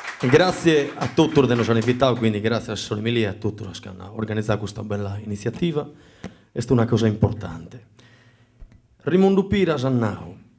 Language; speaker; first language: Italian; non-native, local second language; Sardinian